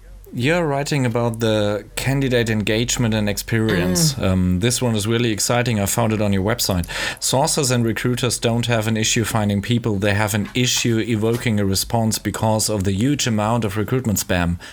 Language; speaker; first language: English; non-native, fluent; German